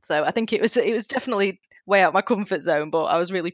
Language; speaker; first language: English; native; English